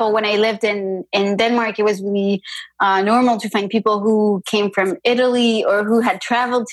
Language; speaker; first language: English; non-native, fluent; French